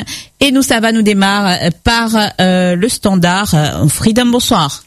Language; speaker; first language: French; native; French